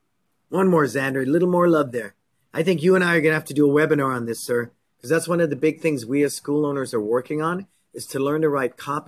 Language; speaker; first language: English; native; English